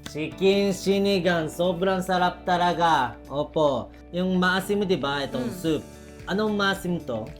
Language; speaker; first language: Filipino; non-native, learner; Japanese